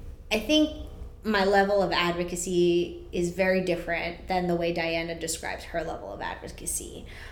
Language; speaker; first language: English; early bilingual, other home language; Spanish